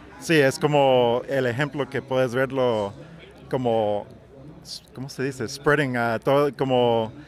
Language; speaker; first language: Spanish; non-native, learner; English